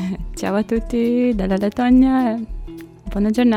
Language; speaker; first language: Italian; non-native, learner; Latvian